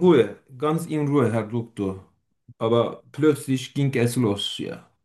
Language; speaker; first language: German; non-native, fluent; Turkish